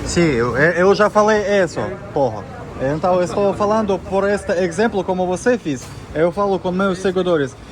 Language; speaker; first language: Portuguese; non-native, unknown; Russian